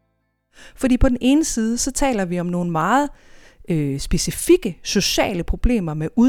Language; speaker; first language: Danish; native; Danish